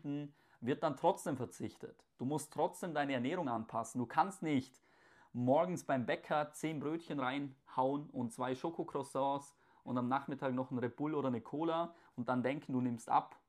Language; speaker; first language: German; native; German